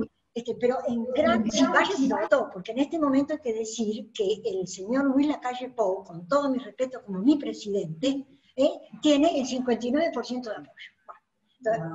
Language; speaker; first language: Spanish; native; Spanish